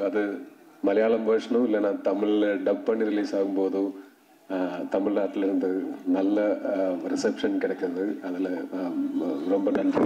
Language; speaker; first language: Tamil; non-native, learner; Malayalam